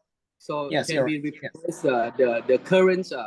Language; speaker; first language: English; non-native, learner; Thai